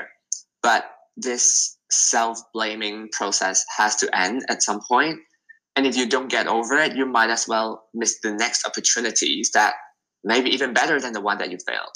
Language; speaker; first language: English; non-native, local second language; Cantonese